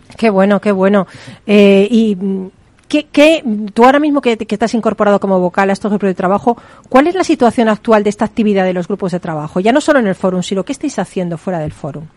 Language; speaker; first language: Spanish; native; Spanish